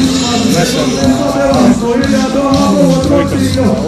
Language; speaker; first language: Latvian; native; Latvian